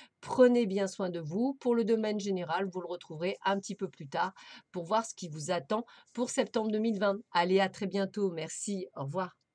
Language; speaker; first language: French; native; French